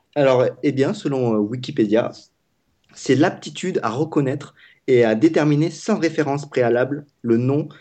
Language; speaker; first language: French; non-native, fluent; Vietnamese